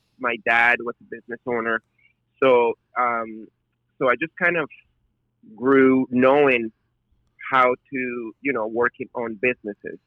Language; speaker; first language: English; non-native, fluent; Spanish